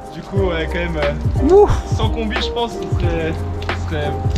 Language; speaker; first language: French; native; French